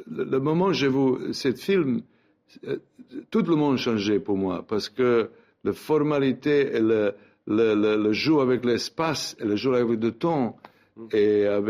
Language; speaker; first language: French; non-native, learner; Serbian